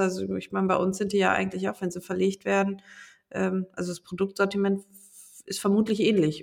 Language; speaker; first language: German; native; German